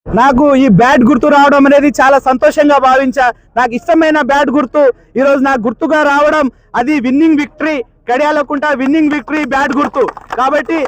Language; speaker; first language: Telugu; native; Telugu